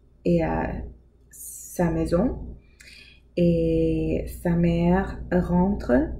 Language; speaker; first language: French; non-native, learner; English